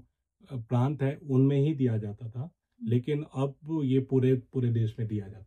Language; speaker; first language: Hindi; native; Hindi